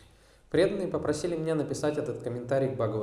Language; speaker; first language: Russian; native; Russian